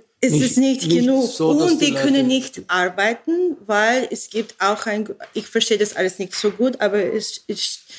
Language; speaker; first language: German; non-native, learner; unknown